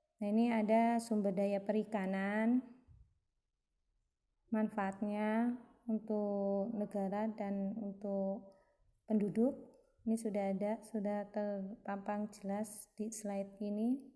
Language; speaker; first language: Indonesian; native; Indonesian